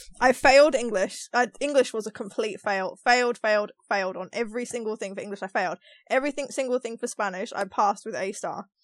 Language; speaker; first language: English; native; English